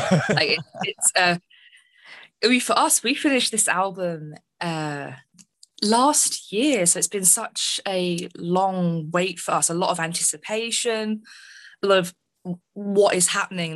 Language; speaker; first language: English; native; English